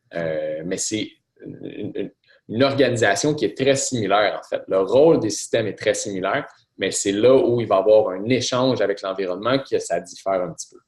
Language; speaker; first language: French; native; French